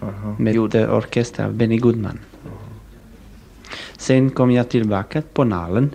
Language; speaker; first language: Swedish; non-native, fluent; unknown